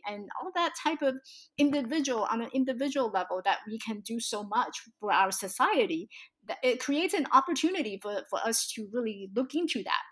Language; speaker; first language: English; early bilingual, other home language; Chinese